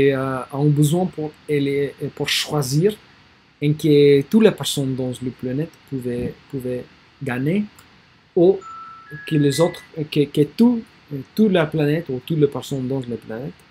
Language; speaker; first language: French; non-native, learner; English